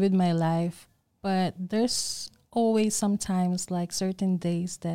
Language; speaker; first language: English; non-native, local second language; Filipino